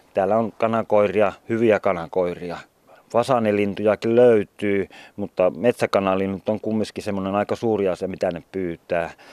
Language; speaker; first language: Finnish; native; Finnish